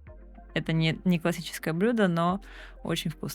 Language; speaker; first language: Russian; native; Russian